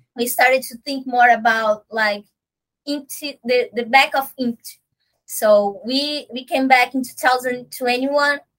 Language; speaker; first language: English; non-native, learner; Portuguese